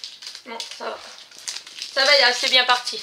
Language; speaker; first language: French; native; French